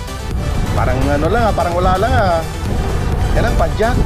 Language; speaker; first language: Filipino; native; Filipino